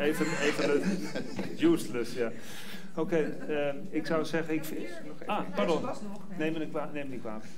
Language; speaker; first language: Dutch; native; Dutch